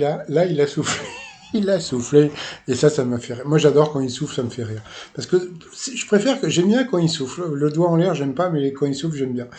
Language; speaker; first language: French; native; French